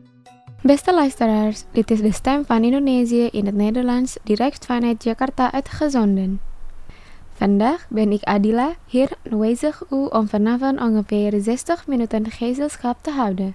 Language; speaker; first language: Dutch; non-native, learner; Indonesian